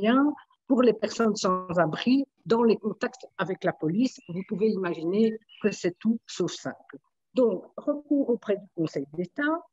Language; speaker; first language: French; native; French